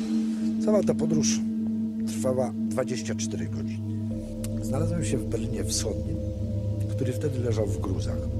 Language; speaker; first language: Polish; native; Polish